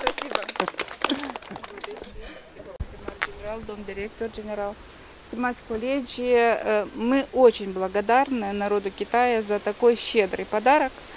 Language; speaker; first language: Russian; non-native, local second language; Romanian